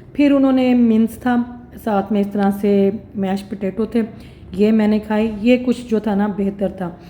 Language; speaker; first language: Urdu; non-native, local second language; Punjabi